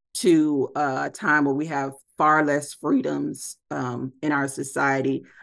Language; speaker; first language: English; native; English